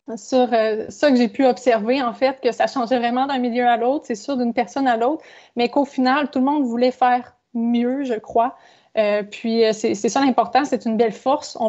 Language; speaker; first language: French; native; French